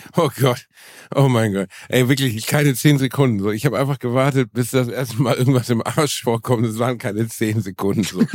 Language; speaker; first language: German; native; German